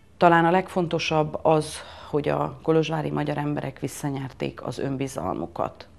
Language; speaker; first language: Hungarian; native; Hungarian